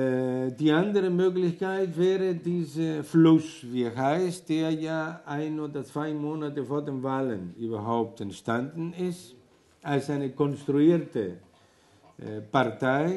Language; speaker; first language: German; non-native, fluent; Greek